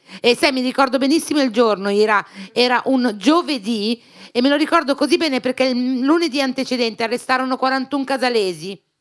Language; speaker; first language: Italian; native; Italian